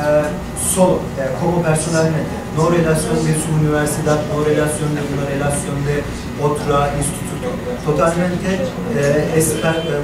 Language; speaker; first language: Spanish; non-native, learner; Turkish